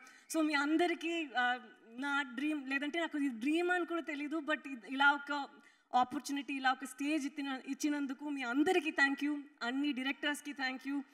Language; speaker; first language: Telugu; non-native, learner; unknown